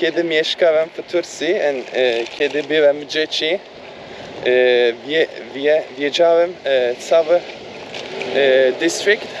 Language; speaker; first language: Polish; non-native, learner; Turkish